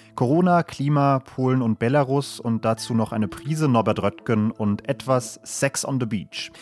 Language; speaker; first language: German; native; German